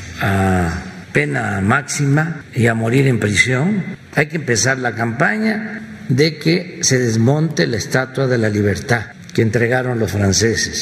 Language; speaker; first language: Spanish; native; Spanish